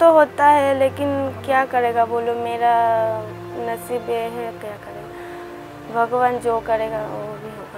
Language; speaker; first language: Hindi; non-native, local second language; Bangla